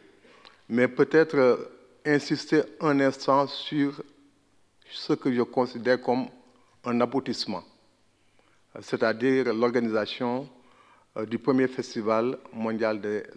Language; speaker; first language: French; non-native, local second language; Wolof